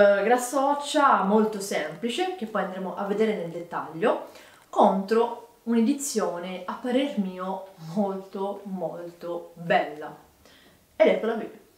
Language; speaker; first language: Italian; native; Italian